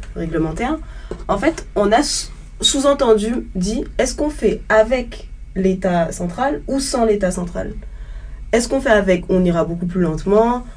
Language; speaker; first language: French; native; French